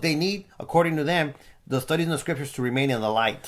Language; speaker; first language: English; early bilingual, other home language; Spanish